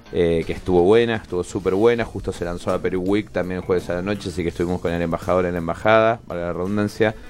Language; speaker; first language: Spanish; native; Spanish